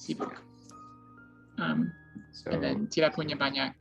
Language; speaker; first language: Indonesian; non-native, learner; English